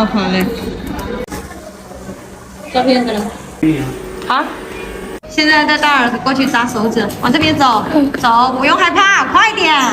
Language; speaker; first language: Chinese; native; Chinese